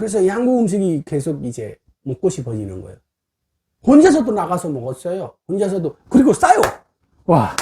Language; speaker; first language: Korean; non-native, fluent; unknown